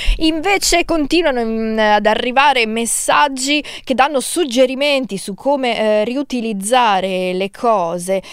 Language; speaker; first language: Italian; native; Italian